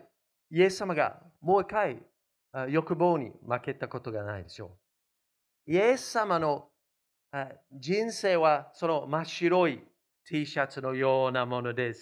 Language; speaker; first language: Japanese; non-native, fluent; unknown